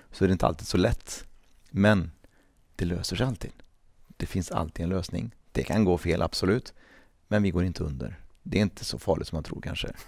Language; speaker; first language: Swedish; native; Swedish